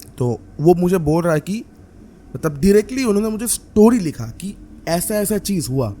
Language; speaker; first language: Hindi; non-native, local second language; Bangla